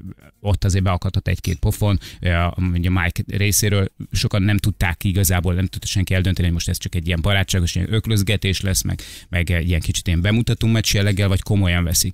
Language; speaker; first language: Hungarian; native; Hungarian